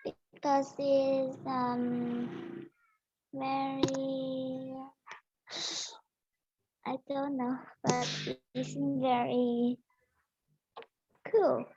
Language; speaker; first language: English; non-native, learner; Vietnamese